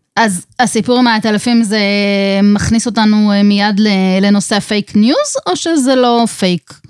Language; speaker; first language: Hebrew; native; Hebrew